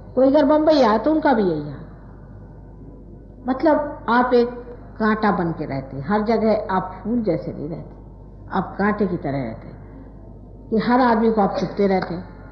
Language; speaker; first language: Hindi; non-native, local second language; Marathi